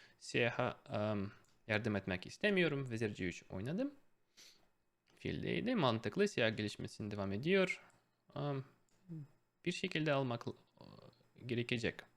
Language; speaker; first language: Turkish; non-native, fluent; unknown